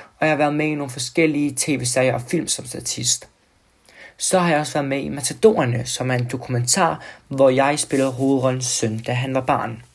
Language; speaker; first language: Danish; early bilingual, other home language; Albanian